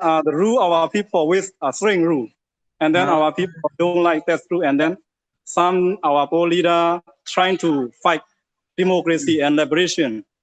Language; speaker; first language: English; non-native, learner; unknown